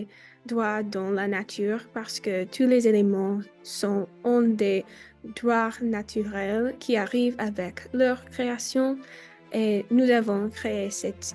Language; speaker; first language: French; non-native, learner; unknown